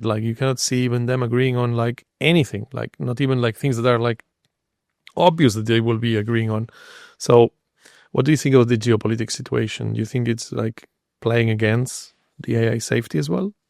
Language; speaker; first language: English; non-native, fluent; Spanish